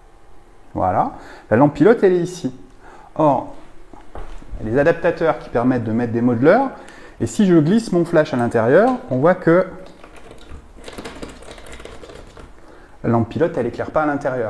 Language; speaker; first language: French; native; French